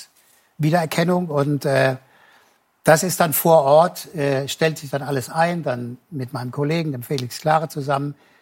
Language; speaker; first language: German; native; German